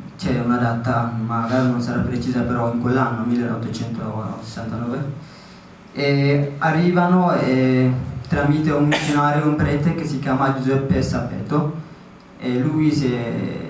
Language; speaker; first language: Italian; non-native, fluent; Tigrinya